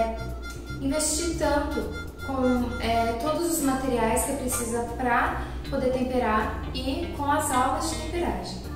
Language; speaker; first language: Portuguese; native; Portuguese